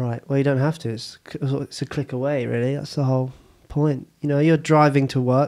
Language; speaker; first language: English; native; English